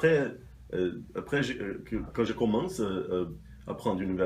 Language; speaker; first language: French; non-native, fluent; Portuguese